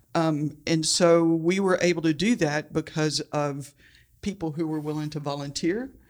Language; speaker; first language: English; native; English